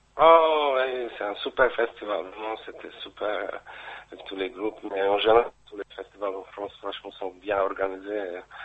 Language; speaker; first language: French; non-native, fluent; Bosnian